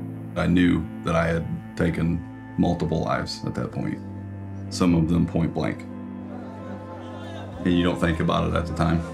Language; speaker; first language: English; native; English